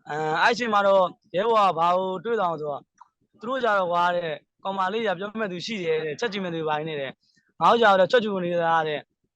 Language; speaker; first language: Burmese; native; Burmese